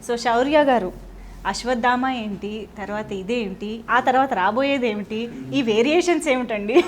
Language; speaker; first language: Telugu; native; Telugu